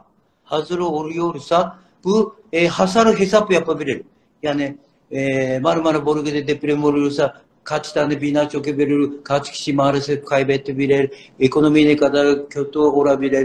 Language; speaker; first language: Turkish; non-native, learner; Japanese